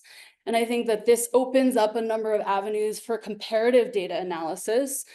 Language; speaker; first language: English; native; English